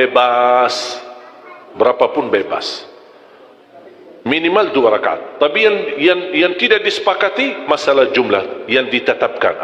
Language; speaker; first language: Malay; non-native, fluent; Arabic